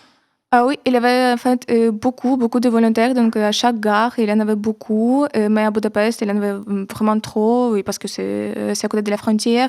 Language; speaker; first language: French; non-native, fluent; Ukrainian